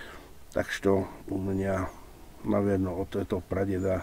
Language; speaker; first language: Russian; non-native, fluent; Czech